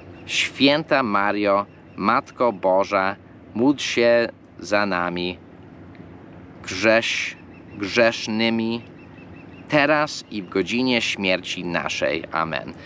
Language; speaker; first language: Polish; non-native, fluent; English